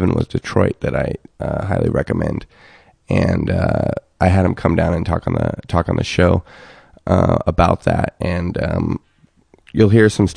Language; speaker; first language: English; native; English